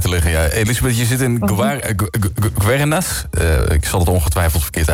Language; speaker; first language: Dutch; non-native, local second language; Papiamento